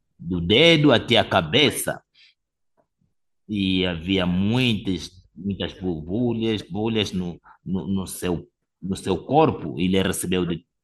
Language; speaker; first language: Portuguese; non-native, fluent; English